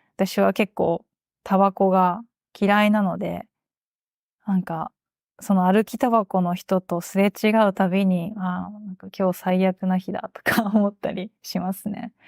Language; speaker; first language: Japanese; native; Japanese